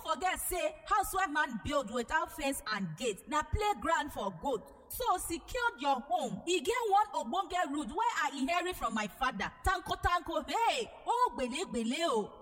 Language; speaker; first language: Nigerian Pidgin; non-native, local second language; Igbo